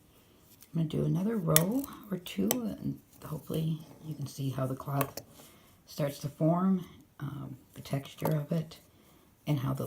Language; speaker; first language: English; native; English